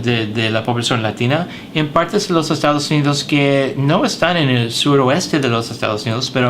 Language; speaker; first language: Spanish; early bilingual, heritage; English